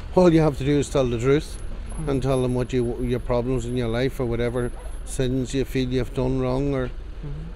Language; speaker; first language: English; native; English